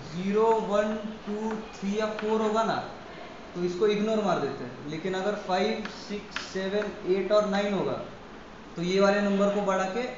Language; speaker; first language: Hindi; non-native, local second language; Marathi